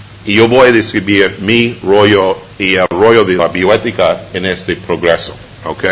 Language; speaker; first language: Spanish; non-native, fluent; English